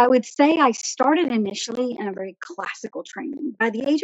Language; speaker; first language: English; native; English